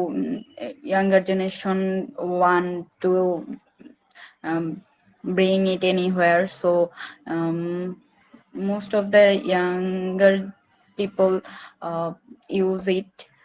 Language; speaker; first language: English; non-native, learner; Bangla